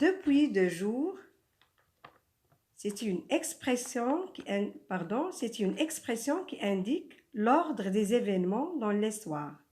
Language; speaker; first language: French; non-native, local second language; Arabic